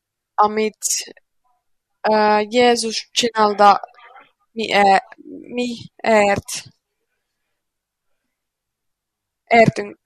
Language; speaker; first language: Hungarian; non-native, learner; Finnish